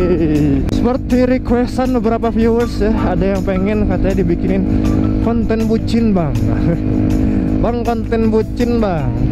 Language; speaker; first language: Indonesian; native; Indonesian